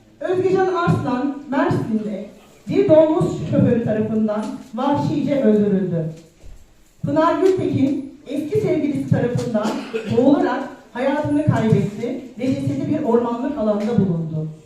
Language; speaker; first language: Turkish; native; Turkish